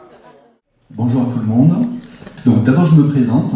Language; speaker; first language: French; native; French